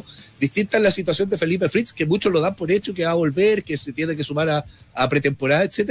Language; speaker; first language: Spanish; native; Spanish